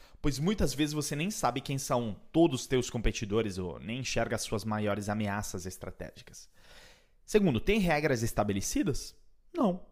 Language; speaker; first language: Portuguese; non-native, fluent; Italian